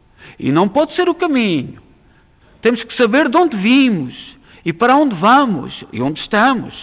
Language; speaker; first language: Portuguese; native; Portuguese